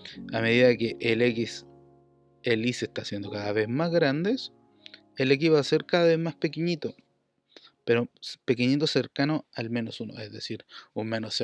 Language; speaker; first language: Spanish; native; Spanish